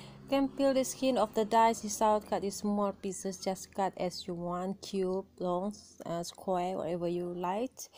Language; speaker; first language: English; non-native, local second language; Malay